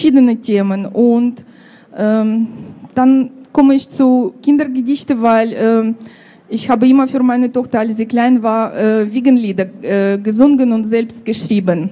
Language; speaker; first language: German; non-native, fluent; Russian